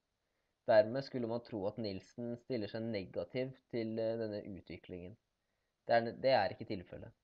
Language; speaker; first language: Norwegian; native; Norwegian